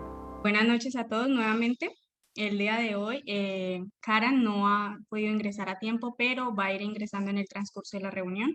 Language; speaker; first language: Spanish; native; Spanish